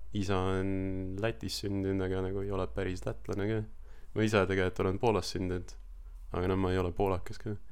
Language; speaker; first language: Estonian; early bilingual, other home language; Russian